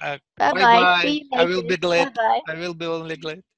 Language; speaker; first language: English; non-native, learner; Russian